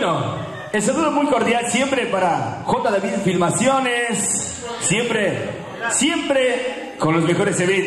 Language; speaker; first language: Spanish; native; Spanish